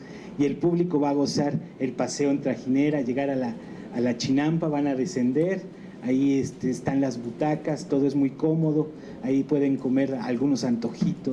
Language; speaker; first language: Spanish; native; Spanish